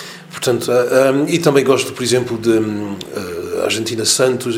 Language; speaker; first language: Portuguese; non-native, fluent; English